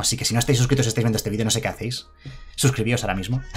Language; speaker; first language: Spanish; native; Spanish